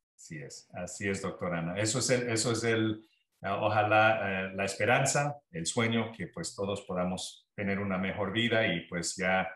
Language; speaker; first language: Spanish; early bilingual, heritage; Spanish